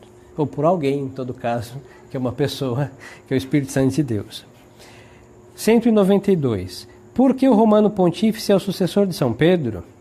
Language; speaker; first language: Portuguese; native; Portuguese